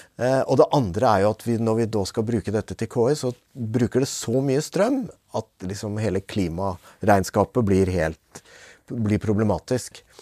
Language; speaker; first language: Norwegian; native; Norwegian